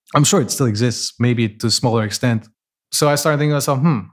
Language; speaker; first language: English; non-native, fluent; Portuguese